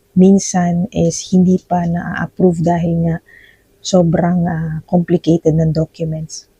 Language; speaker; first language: Filipino; native; Filipino